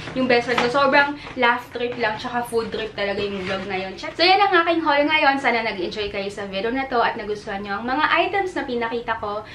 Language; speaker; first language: Filipino; native; Filipino